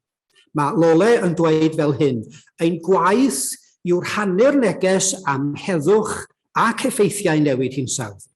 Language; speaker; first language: Welsh; native; Welsh